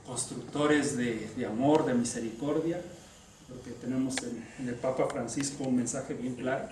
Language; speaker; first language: Spanish; native; Spanish